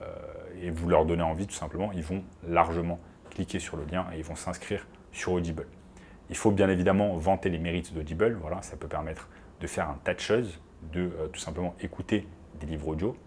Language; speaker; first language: French; native; French